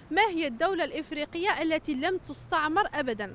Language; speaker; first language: Arabic; native; Arabic